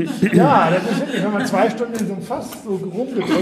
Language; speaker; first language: German; native; German